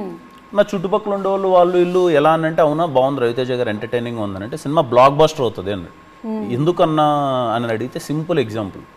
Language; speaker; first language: Telugu; native; Telugu